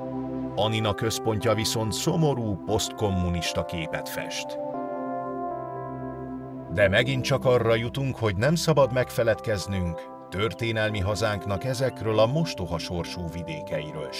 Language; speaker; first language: Hungarian; native; Hungarian